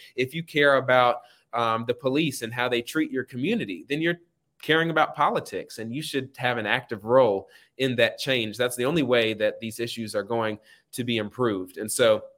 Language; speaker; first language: English; native; English